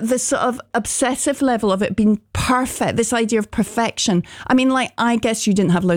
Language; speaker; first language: English; native; English